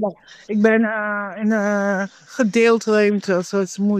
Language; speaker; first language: Dutch; non-native, fluent; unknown